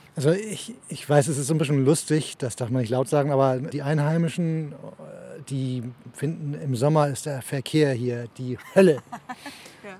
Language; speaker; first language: German; early bilingual, heritage; German